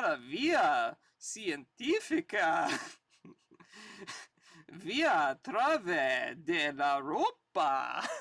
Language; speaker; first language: Spanish; non-native, learner; English